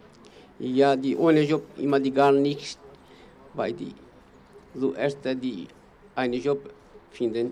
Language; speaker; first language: German; non-native, learner; Kurdish